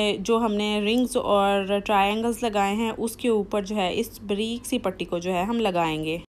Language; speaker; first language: Urdu; native; Urdu